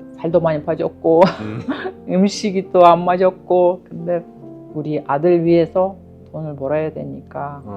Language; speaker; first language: Korean; non-native, fluent; Kyrgyz